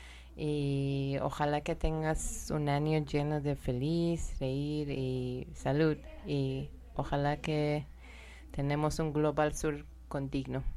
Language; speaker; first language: Spanish; non-native, learner; Persian